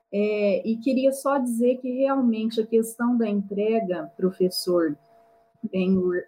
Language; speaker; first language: Portuguese; native; Portuguese